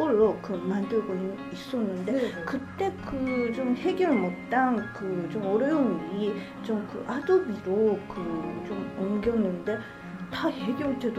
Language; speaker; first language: Korean; non-native, fluent; Japanese